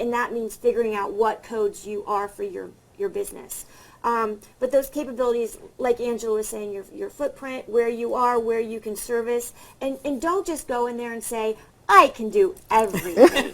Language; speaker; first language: English; native; English